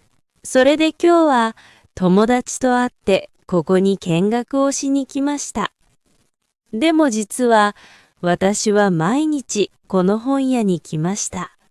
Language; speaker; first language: Japanese; non-native, fluent; Korean